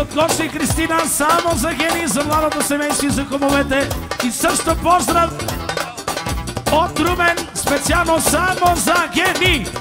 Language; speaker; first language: Bulgarian; non-native, local second language; Romany